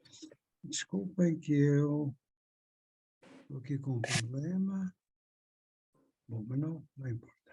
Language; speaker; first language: Portuguese; native; Portuguese